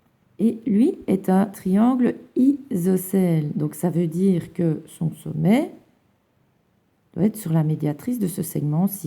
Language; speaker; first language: French; native; French